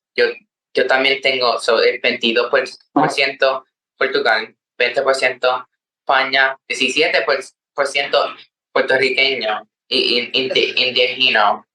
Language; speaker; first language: Spanish; early bilingual, heritage; Spanish